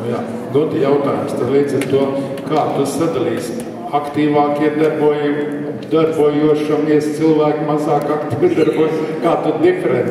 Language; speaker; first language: Latvian; native; Latvian